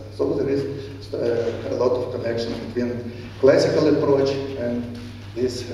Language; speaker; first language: English; non-native, fluent; Ukrainian